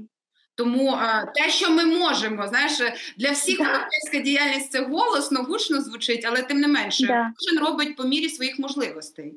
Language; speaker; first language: Ukrainian; native; Ukrainian